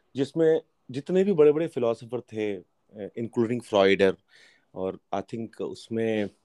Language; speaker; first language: Hindi; native; Hindi